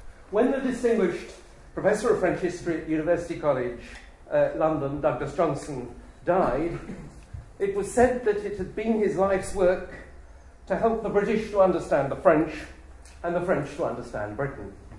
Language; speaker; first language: English; native; English